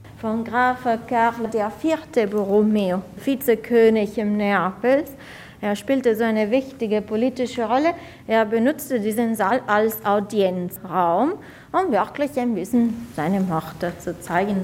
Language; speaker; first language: German; non-native, fluent; Italian